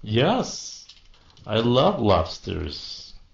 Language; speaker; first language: English; non-native, fluent; Vietnamese